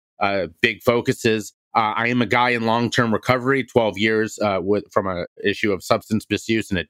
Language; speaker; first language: English; native; English